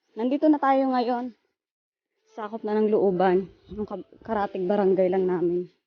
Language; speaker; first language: Filipino; non-native, local second language; Bikol